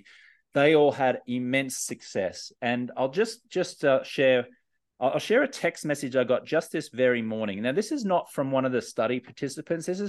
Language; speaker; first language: English; native; English